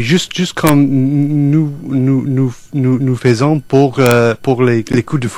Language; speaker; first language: French; non-native, fluent; English